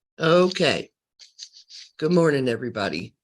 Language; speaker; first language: English; native; English